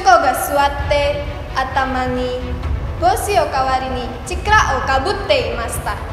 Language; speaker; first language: Japanese; non-native, learner; Indonesian